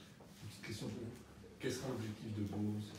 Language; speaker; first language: French; native; French